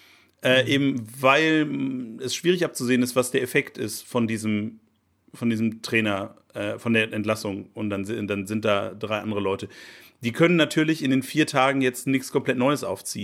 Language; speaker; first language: German; native; German